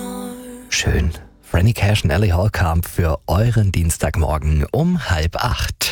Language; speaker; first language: German; native; German